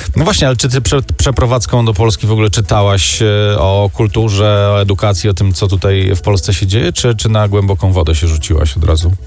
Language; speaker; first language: Polish; native; Polish